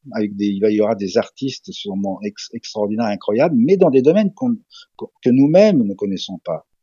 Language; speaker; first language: French; early bilingual, other home language; Serbian